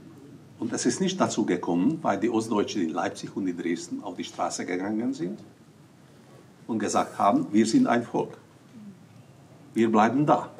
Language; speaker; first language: German; non-native, fluent; Hungarian